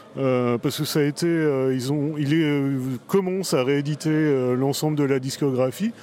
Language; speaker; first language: French; native; French